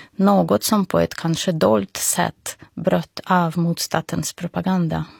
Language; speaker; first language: Swedish; non-native, fluent; Russian